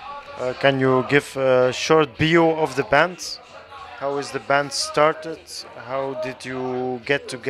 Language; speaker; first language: English; non-native, fluent; Dutch